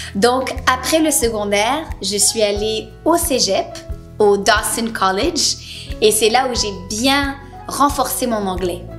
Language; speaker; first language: French; native; French